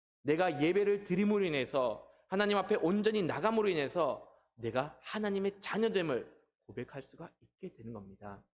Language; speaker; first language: Korean; native; Korean